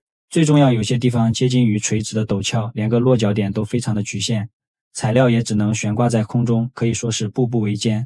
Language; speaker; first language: Chinese; native; Chinese